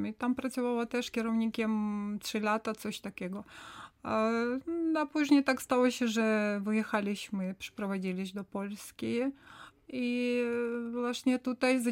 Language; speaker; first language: Polish; non-native, learner; Ukrainian